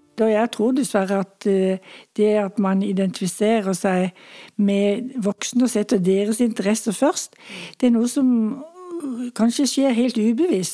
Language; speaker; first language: Norwegian; native; Norwegian